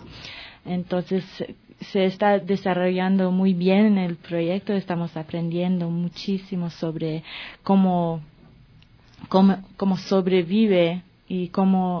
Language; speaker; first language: Spanish; non-native, fluent; French